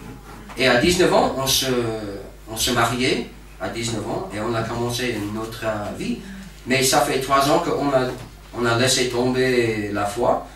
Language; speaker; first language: French; non-native, fluent; English